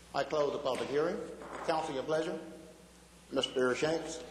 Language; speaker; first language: English; native; English